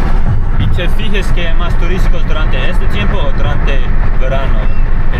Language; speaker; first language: Spanish; non-native, learner; English